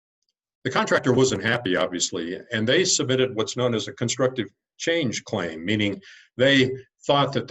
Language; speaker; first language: English; native; English